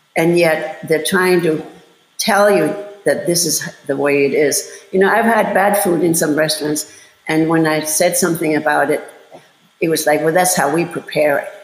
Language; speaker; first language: English; non-native, fluent; German